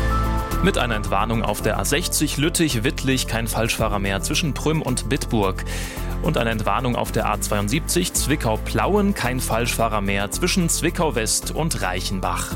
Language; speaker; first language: German; native; German